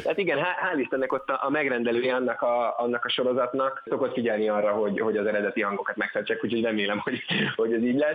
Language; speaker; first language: Hungarian; native; Hungarian